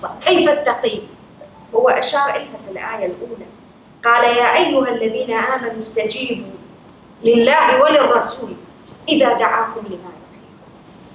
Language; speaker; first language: Arabic; native; Arabic